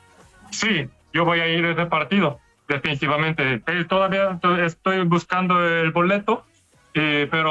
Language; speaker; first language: Spanish; non-native, learner; Korean